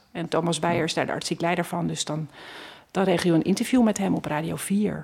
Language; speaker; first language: Dutch; native; Dutch